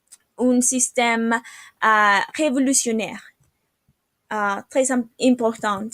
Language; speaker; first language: French; non-native, learner; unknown